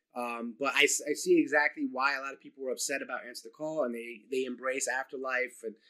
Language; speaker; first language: English; native; English